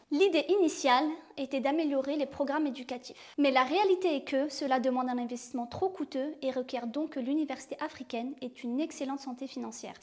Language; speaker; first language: French; early bilingual, other home language; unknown